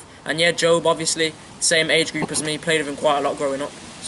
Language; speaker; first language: English; native; English